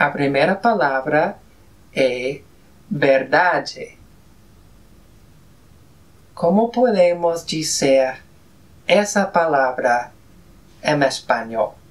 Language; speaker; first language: Portuguese; non-native, fluent; Spanish